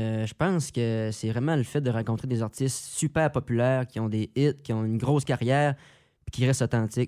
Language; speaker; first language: French; native; French